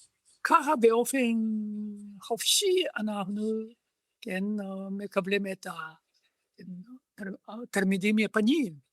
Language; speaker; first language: Hebrew; non-native, learner; Japanese